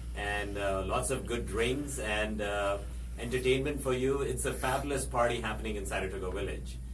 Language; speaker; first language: English; non-native, local second language; Hindi